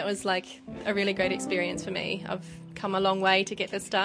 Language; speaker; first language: English; native; English